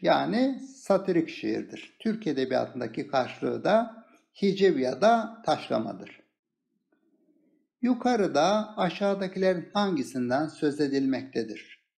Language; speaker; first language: Turkish; native; Turkish